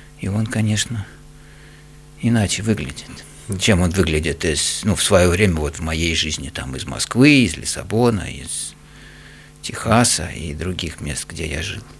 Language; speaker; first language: Russian; native; Russian